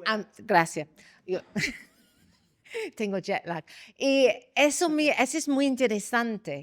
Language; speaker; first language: Spanish; non-native, fluent; English